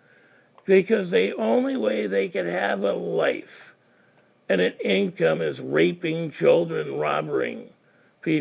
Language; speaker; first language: English; native; English